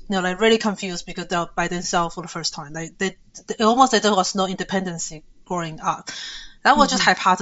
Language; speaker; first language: English; early bilingual, other home language; Chinese